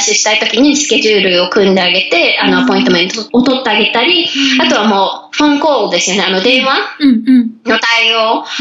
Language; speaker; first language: Japanese; native; Japanese